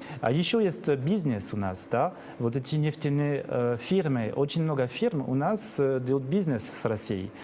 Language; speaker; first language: Russian; non-native, fluent; French